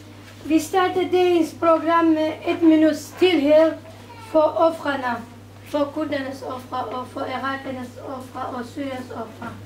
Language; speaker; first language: Danish; non-native, fluent; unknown